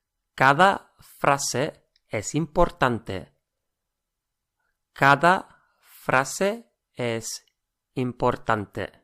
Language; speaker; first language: Spanish; non-native, fluent; English